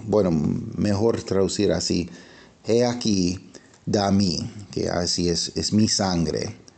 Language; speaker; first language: Spanish; non-native, fluent; English